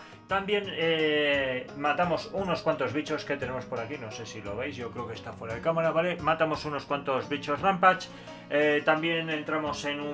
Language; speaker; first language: Spanish; native; Spanish